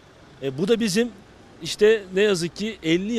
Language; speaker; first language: Turkish; native; Turkish